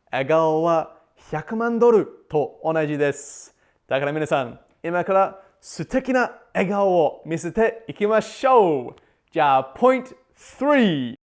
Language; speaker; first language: Japanese; non-native, learner; English